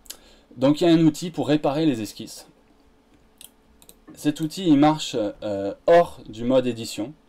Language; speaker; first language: French; native; French